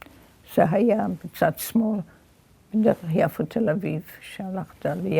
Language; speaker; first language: Hebrew; early bilingual, other home language; Yiddish